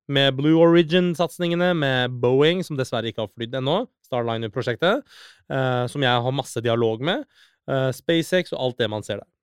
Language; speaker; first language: Norwegian; early bilingual, other home language; Persian